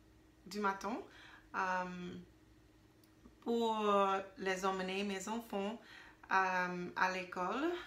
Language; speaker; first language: French; non-native, learner; English